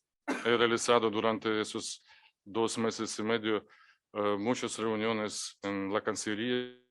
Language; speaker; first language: Spanish; non-native, fluent; Ukrainian